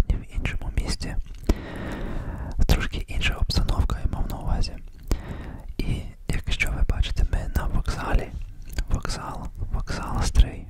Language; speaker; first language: Ukrainian; early bilingual, heritage; Ukrainian